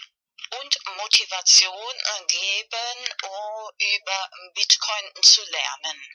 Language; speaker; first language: German; non-native, fluent; Spanish